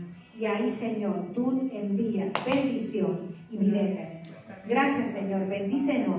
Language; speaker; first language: Spanish; native; Spanish